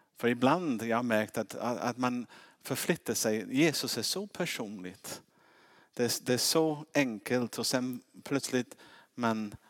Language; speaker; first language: Swedish; non-native, fluent; English